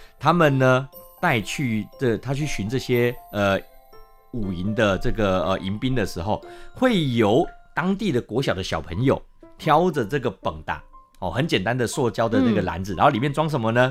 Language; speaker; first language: Chinese; native; Chinese